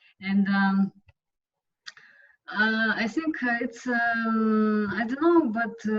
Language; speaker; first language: English; non-native, learner; Russian